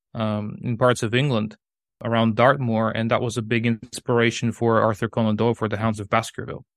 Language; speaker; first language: English; non-native, fluent; Bulgarian